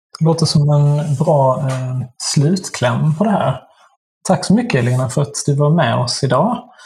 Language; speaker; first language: Swedish; native; Swedish